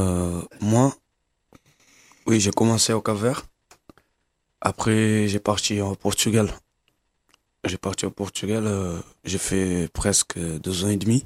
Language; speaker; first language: French; non-native, learner; Kabuverdianu